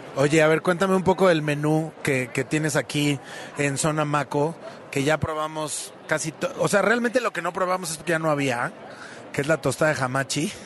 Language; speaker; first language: Spanish; native; Spanish